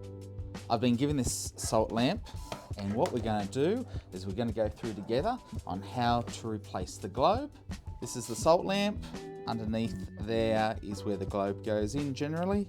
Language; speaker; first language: English; native; English